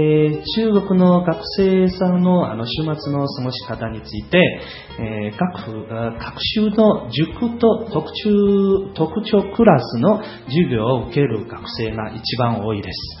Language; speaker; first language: Japanese; non-native, fluent; Chinese